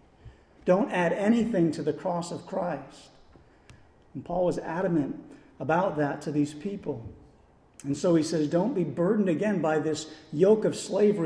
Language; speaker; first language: English; native; English